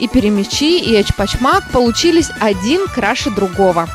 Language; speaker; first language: Russian; native; Russian